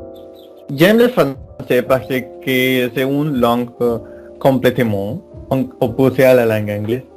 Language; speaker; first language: French; non-native, learner; Spanish